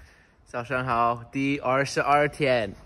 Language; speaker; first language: Chinese; non-native, learner; English